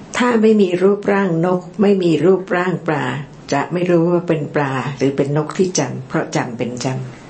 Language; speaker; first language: Thai; native; Thai